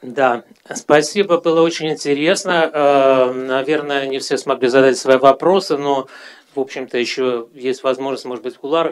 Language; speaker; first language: Russian; native; Russian